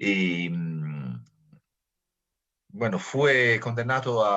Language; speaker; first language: Spanish; non-native, fluent; Italian